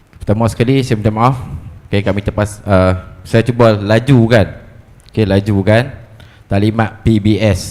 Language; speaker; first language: Malay; native; Malay